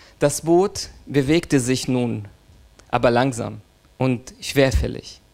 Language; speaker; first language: German; non-native, fluent; Arabic